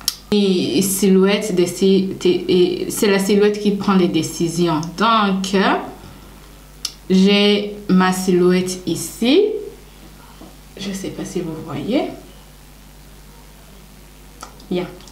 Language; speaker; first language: French; non-native, local second language; Rundi